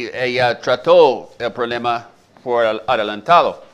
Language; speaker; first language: Spanish; native; Spanish